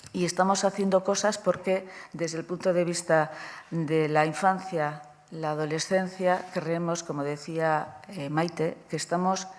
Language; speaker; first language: Spanish; native; Spanish